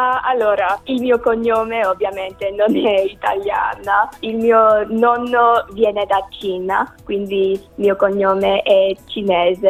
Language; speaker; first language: Italian; non-native, learner; English